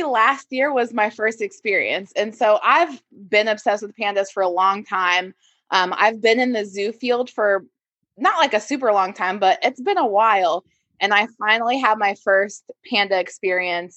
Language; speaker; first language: English; native; English